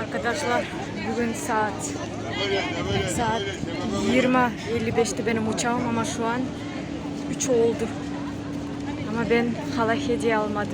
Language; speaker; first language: Turkish; non-native, learner; Kyrgyz